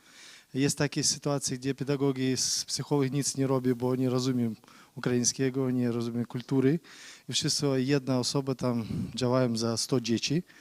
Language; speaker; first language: Polish; non-native, learner; Ukrainian